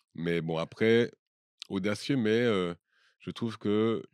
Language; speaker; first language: French; native; French